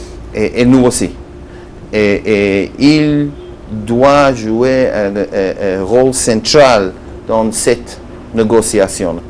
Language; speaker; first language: French; non-native, learner; Hebrew